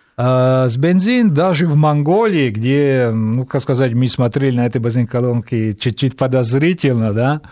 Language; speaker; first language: Russian; non-native, fluent; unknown